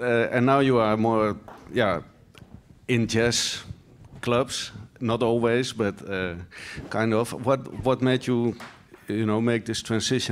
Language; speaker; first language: English; non-native, fluent; Dutch